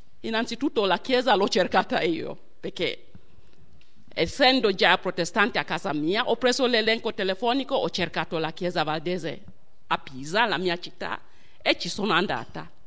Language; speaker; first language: Italian; non-native, fluent; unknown